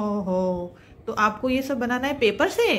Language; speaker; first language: Hindi; native; Hindi